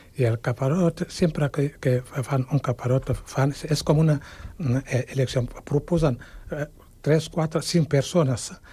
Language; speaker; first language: Catalan; non-native, fluent; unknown